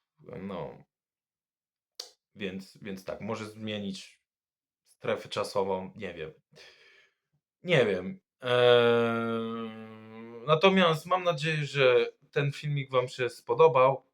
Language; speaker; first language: Polish; non-native, fluent; French